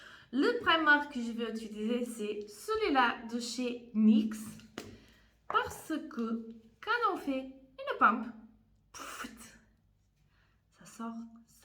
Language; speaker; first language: French; non-native, fluent; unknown